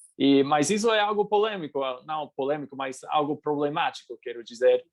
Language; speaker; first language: Portuguese; non-native, fluent; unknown